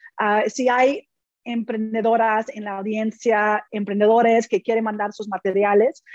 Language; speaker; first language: Spanish; non-native, fluent; English